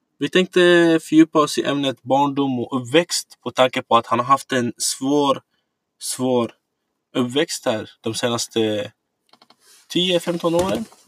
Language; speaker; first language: Swedish; early bilingual, other home language; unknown